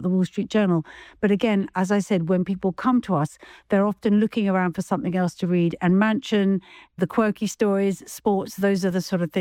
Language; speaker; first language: English; native; English